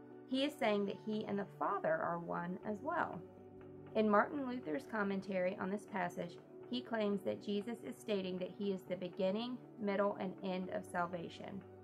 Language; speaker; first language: English; native; English